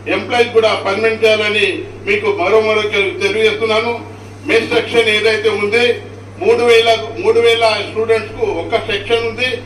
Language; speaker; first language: Telugu; non-native, local second language; Marathi